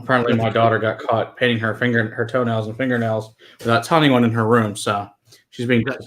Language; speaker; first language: English; native; English